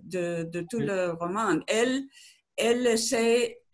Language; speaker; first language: French; non-native, learner; Spanish